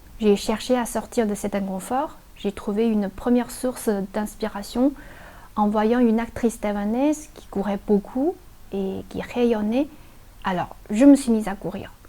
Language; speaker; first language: French; non-native, fluent; Chinese